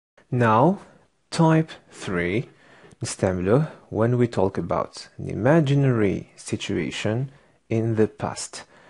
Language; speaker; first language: English; non-native, fluent; Arabic